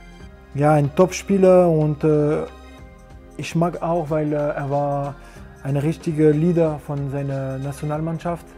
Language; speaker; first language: German; non-native, learner; French